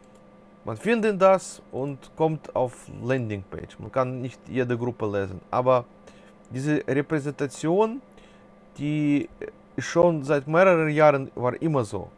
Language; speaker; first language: German; non-native, fluent; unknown